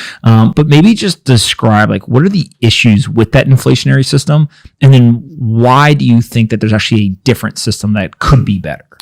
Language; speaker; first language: English; native; English